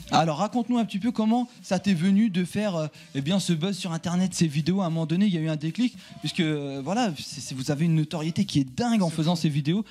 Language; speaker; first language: French; native; French